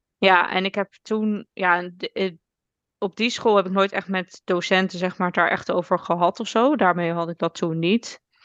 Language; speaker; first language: Dutch; native; Dutch